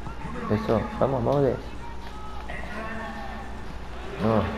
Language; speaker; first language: Spanish; native; Spanish